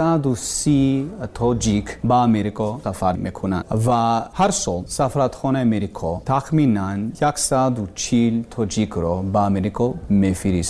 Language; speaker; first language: Persian; non-native, learner; English